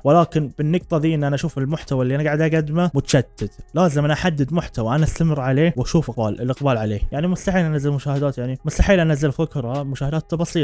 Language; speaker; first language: Arabic; native; Arabic